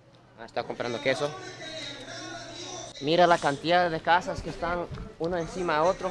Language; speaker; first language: Spanish; non-native, fluent; Japanese